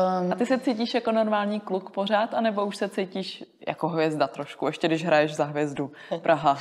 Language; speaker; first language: Czech; native; Czech